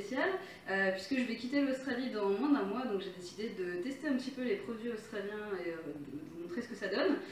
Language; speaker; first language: French; native; French